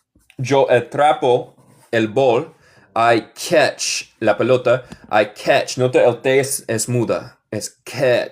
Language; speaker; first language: Spanish; non-native, fluent; English